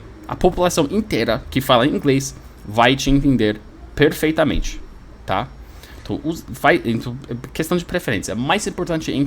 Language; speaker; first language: Portuguese; non-native, fluent; English